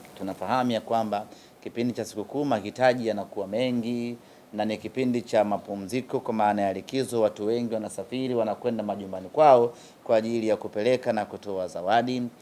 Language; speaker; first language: Swahili; native; Swahili